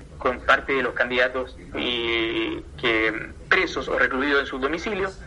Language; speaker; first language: Spanish; native; Spanish